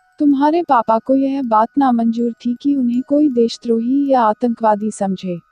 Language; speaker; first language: Hindi; native; Hindi